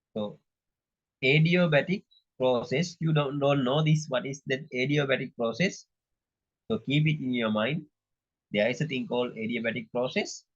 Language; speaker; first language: English; non-native, local second language; Sinhala